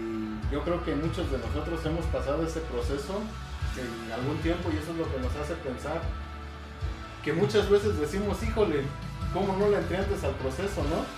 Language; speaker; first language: Spanish; native; Spanish